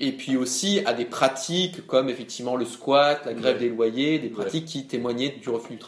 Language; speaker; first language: French; native; French